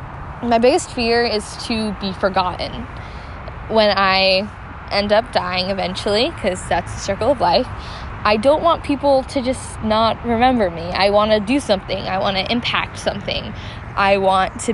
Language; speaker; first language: English; native; English